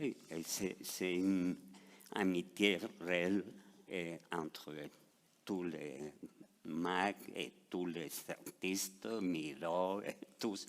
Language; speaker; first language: French; non-native, fluent; Spanish